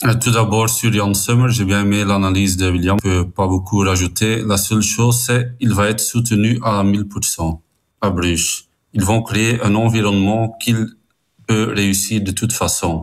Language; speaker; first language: French; non-native, fluent; Dutch